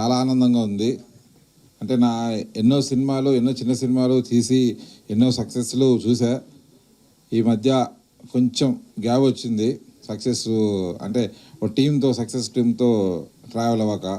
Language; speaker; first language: Telugu; native; Telugu